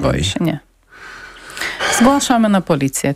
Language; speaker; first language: Polish; non-native, learner; Ukrainian